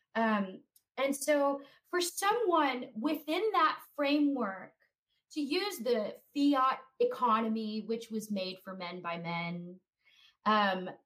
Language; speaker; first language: English; native; English